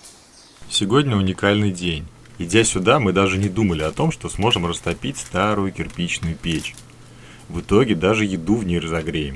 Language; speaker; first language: Russian; native; Russian